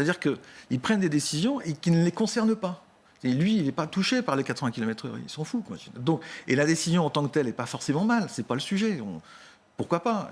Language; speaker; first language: French; native; French